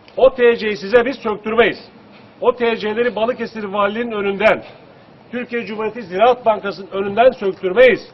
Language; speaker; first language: Turkish; native; Turkish